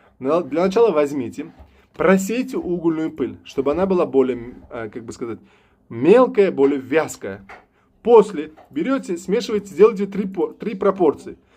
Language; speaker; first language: Russian; non-native, local second language; Uzbek